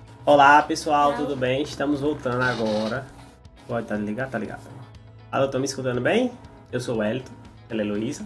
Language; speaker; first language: Portuguese; native; Portuguese